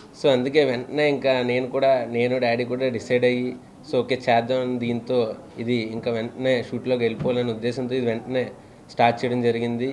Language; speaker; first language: Telugu; native; Telugu